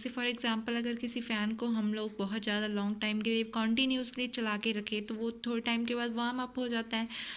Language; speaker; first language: Hindi; native; Hindi